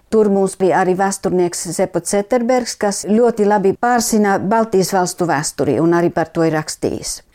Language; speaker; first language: Latvian; non-native, fluent; Finnish